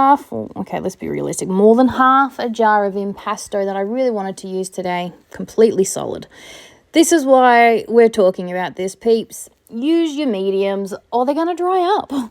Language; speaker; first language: English; native; English